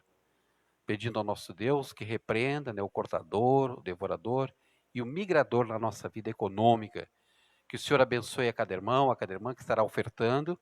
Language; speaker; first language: Portuguese; native; Portuguese